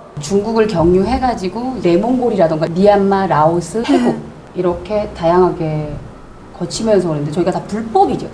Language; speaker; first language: Korean; native; Korean